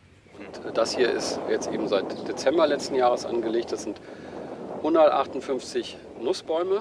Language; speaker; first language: German; native; German